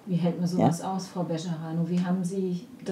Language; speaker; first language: German; native; German